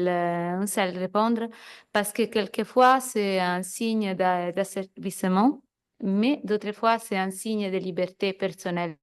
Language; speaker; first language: French; non-native, fluent; Italian